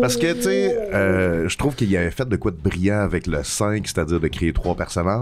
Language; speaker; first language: French; native; French